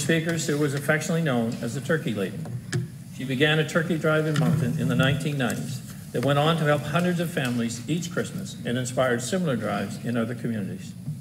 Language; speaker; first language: English; native; English